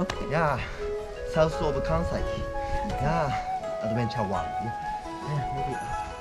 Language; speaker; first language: English; non-native, learner; Japanese